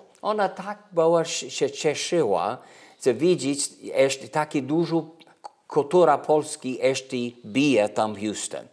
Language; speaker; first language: Polish; early bilingual, heritage; English